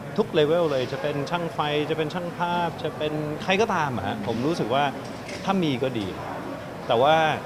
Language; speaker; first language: Thai; non-native, local second language; English